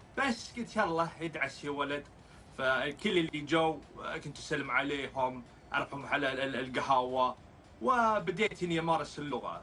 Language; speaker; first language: Arabic; non-native, fluent; English